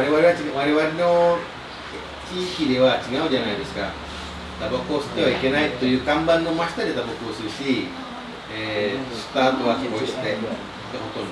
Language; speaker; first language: Japanese; non-native, fluent; Indonesian